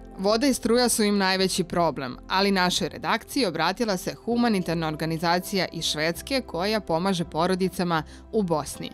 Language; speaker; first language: Serbian; native; Serbian